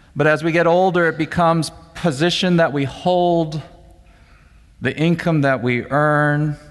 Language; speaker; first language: English; native; English